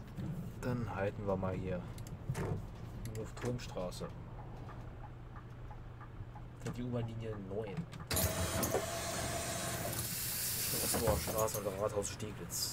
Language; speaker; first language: German; native; German